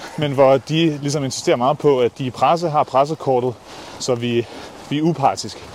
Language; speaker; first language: Danish; native; Danish